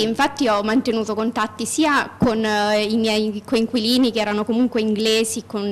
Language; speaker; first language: Italian; native; Italian